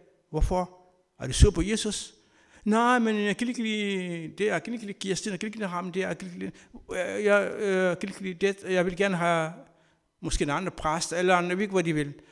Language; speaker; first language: Danish; non-native, learner; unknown